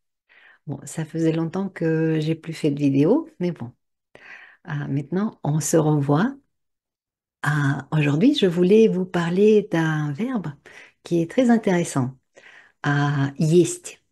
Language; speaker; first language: French; non-native, fluent; Russian